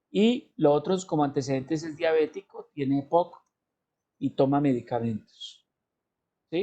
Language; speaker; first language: Spanish; native; Spanish